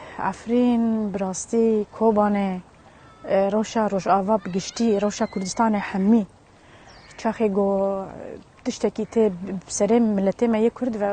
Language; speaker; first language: Kurdish; early bilingual, heritage; Kurdish